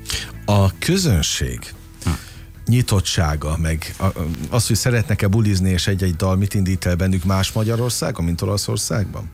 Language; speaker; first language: Hungarian; native; Hungarian